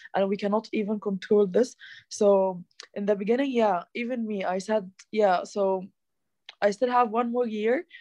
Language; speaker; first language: English; non-native, fluent; Arabic